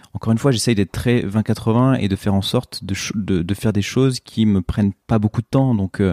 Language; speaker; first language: French; native; French